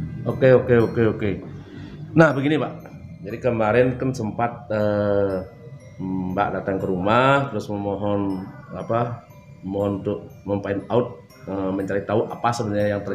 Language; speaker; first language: Indonesian; non-native, local second language; Balinese